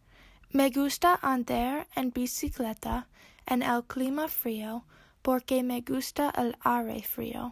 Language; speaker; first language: Spanish; non-native, learner; English